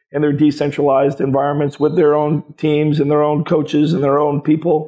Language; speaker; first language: English; native; English